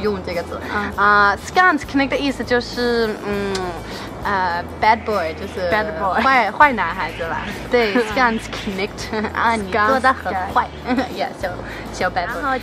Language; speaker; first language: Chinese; non-native, fluent; Danish